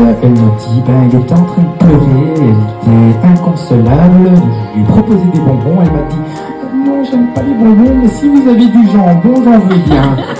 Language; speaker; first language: French; native; French